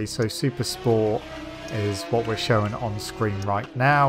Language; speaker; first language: English; native; English